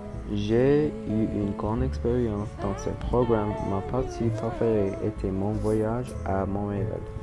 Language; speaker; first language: French; non-native, learner; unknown